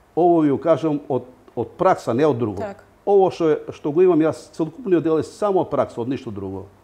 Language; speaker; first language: Macedonian; native; Macedonian